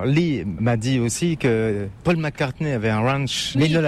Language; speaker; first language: French; native; French